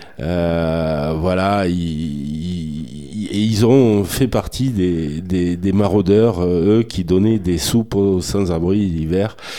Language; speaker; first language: French; native; French